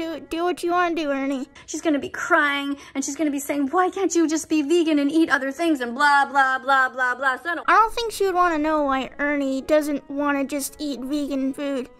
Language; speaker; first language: English; native; English